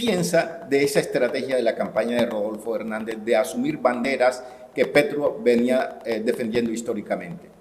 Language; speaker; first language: Spanish; native; Spanish